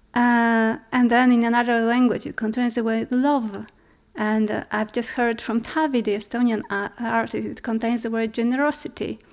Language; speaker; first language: English; non-native, fluent; Polish